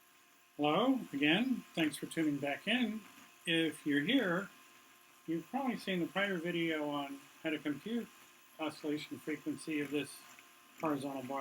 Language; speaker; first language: English; native; English